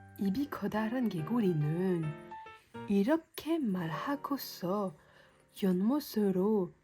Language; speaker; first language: Korean; early bilingual, heritage; French